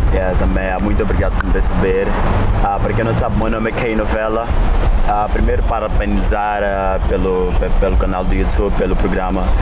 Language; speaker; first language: Portuguese; non-native, local second language; Tsonga